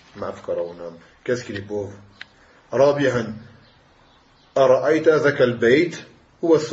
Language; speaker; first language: Arabic; non-native, fluent; French